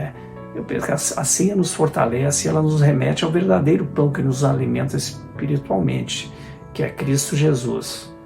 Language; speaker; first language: Portuguese; native; Portuguese